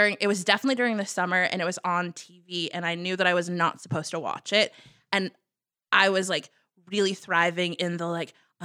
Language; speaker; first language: English; native; English